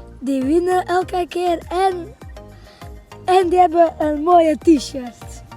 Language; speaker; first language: Dutch; early bilingual, other home language; Russian